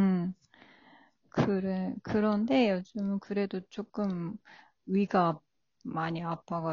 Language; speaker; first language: Korean; non-native, fluent; Japanese